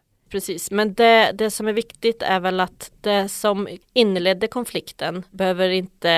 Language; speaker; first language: Swedish; native; Swedish